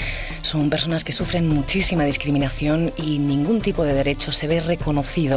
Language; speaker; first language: Spanish; native; Spanish